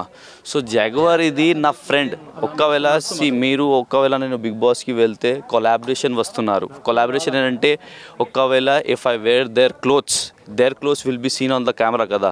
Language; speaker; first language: Telugu; non-native, learner; Hindi